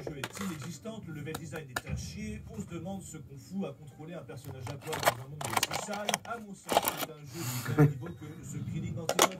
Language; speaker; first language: French; native; French